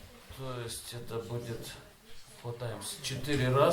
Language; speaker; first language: Russian; native; Russian